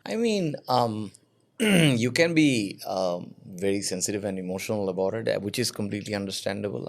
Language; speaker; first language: English; non-native, local second language; Bangla